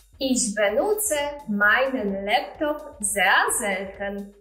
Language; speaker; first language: German; non-native, fluent; Polish